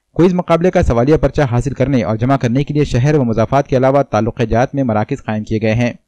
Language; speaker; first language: Urdu; native; Urdu